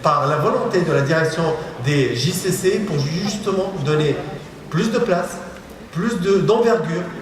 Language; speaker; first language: French; non-native, local second language; Arabic